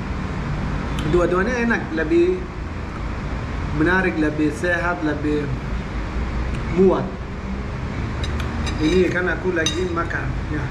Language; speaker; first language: Indonesian; non-native, learner; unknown